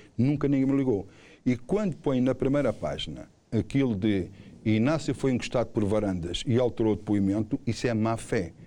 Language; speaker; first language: Portuguese; native; Portuguese